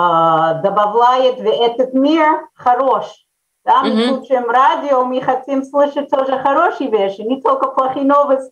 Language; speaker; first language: Russian; early bilingual, heritage; Russian